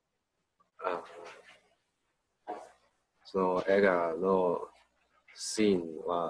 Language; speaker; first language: Japanese; non-native, learner; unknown